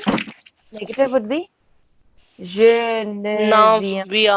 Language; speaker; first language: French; non-native, fluent; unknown